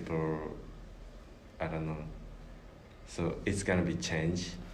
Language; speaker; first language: English; non-native, learner; Japanese